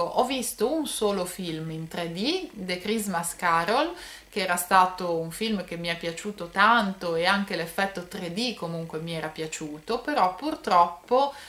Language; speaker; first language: Italian; native; Italian